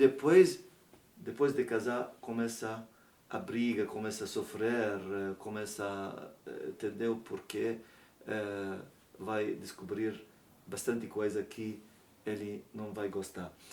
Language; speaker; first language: Portuguese; non-native, learner; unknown